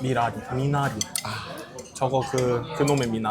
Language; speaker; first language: Korean; non-native, fluent; English